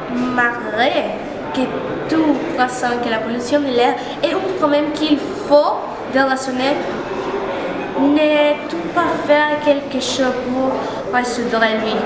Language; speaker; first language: French; non-native, learner; Spanish